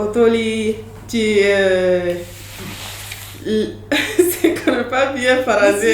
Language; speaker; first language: French; non-native, learner; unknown